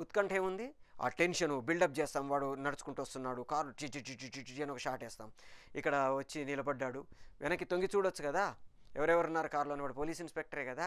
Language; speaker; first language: Telugu; native; Telugu